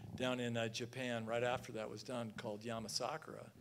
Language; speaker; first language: English; native; English